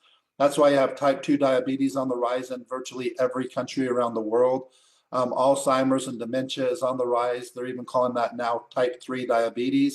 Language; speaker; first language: English; native; English